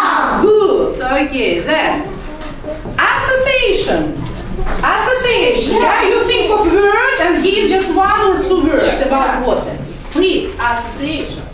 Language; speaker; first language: English; non-native, fluent; Azerbaijani